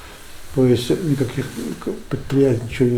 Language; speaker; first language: Russian; native; Russian